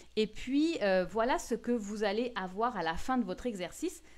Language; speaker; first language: French; native; French